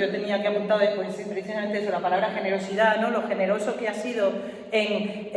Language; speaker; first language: Spanish; native; Spanish